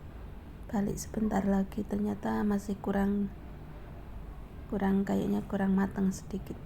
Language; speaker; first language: Indonesian; native; Indonesian